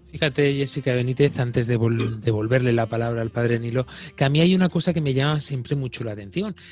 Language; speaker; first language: Spanish; native; Spanish